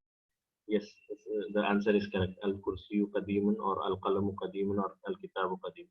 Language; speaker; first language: Arabic; non-native, fluent; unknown